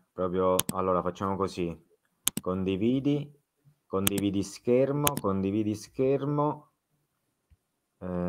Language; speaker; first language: Italian; native; Italian